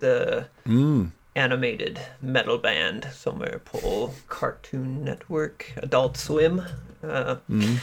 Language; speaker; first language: Swedish; non-native, learner; English